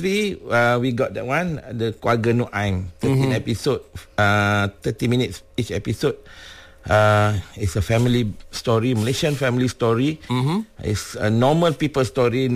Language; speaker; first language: English; non-native, local second language; Malay